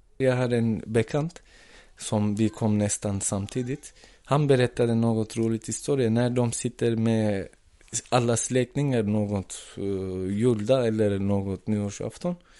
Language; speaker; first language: Swedish; non-native, fluent; Turkish